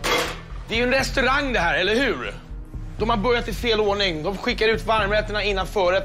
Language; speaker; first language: Swedish; native; Swedish